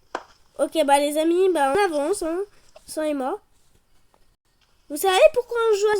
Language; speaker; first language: French; native; French